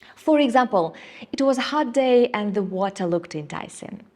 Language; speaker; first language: English; non-native, fluent; Ukrainian